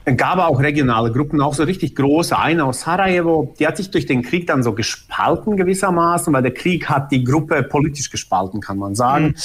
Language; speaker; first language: German; early bilingual, other home language; Bosnian